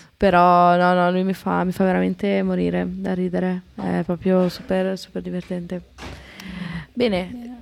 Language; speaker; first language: Italian; native; Italian